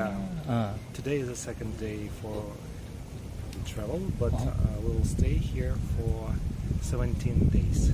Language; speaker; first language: English; non-native, fluent; Russian